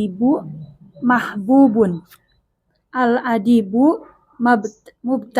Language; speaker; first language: Arabic; non-native, learner; Indonesian